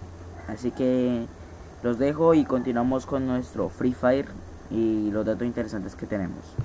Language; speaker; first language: Spanish; native; Spanish